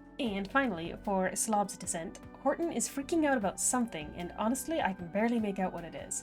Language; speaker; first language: English; native; English